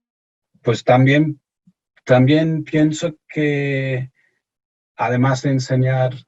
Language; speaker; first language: Spanish; non-native, fluent; English